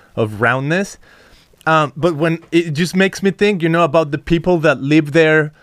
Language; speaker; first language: English; non-native, fluent; Spanish